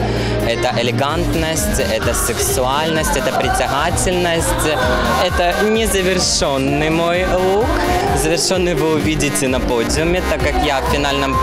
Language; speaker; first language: Russian; native; Russian